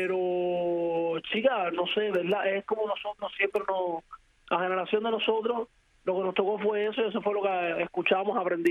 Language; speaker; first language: Spanish; native; Spanish